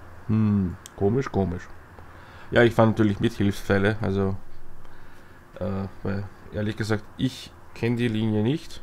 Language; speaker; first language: German; native; German